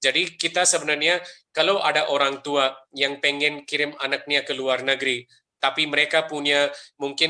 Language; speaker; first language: Indonesian; non-native, fluent; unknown